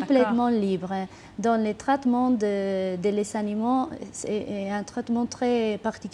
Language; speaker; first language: French; non-native, fluent; Spanish